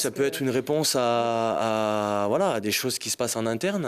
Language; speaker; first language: French; native; French